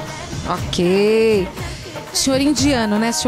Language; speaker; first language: Portuguese; native; Portuguese